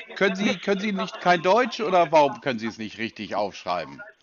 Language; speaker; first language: German; native; German